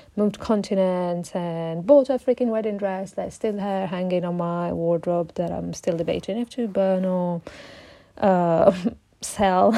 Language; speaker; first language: English; non-native, fluent; Italian